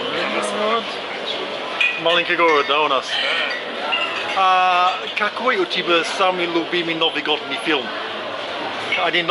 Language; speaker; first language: Russian; non-native, learner; English